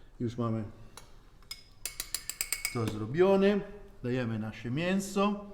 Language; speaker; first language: Polish; non-native, learner; Italian